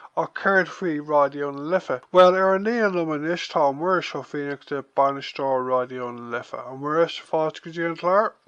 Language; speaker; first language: Irish; non-native, local second language; English